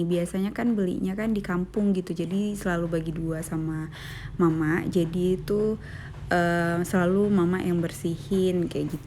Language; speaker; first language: Indonesian; native; Indonesian